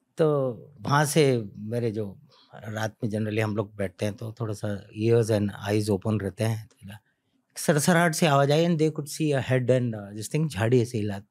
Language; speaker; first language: Hindi; native; Hindi